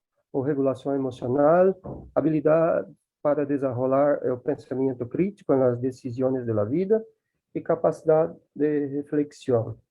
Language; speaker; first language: Spanish; non-native, learner; Portuguese